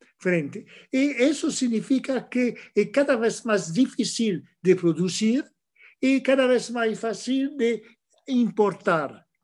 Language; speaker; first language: Portuguese; non-native, fluent; French